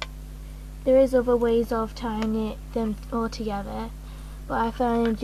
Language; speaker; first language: English; native; English